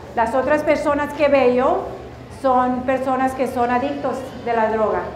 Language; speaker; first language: Spanish; early bilingual, heritage; Spanish